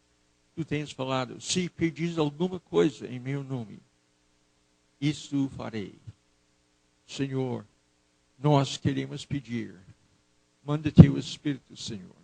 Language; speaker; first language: Portuguese; non-native, fluent; English